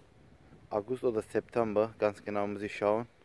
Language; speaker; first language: German; non-native, learner; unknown